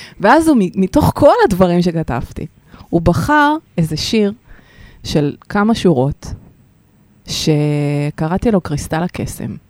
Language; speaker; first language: Hebrew; early bilingual, other home language; Russian